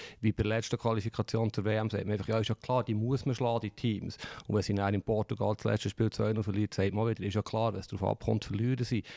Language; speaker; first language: German; native; German